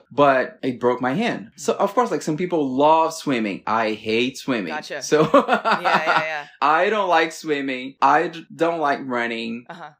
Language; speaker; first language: English; non-native, fluent; Portuguese